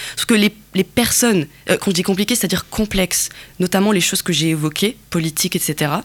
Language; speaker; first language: French; non-native, local second language; Kabyle